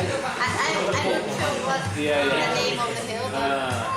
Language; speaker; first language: English; non-native, learner; Chinese